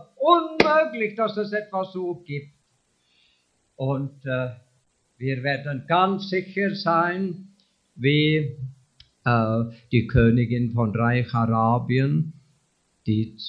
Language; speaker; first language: German; non-native, fluent; English